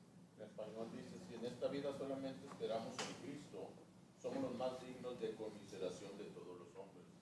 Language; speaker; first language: Spanish; native; Spanish